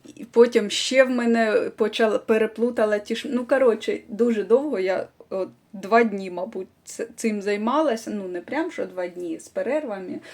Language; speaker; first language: Ukrainian; non-native, local second language; Russian